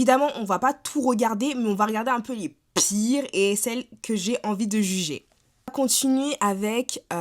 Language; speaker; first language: French; native; French